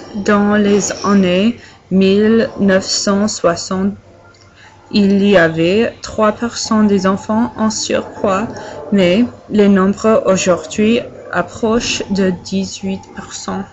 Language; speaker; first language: French; non-native, learner; English